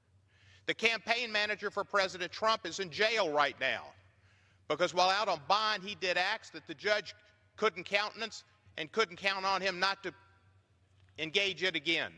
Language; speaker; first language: English; native; English